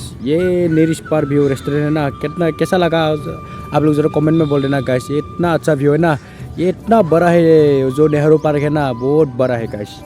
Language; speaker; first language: Hindi; non-native, local second language; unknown